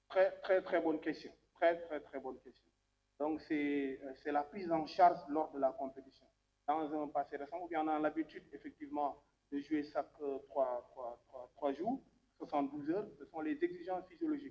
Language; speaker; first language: French; non-native, local second language; Wolof